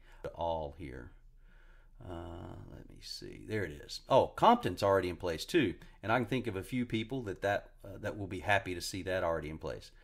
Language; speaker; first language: English; native; English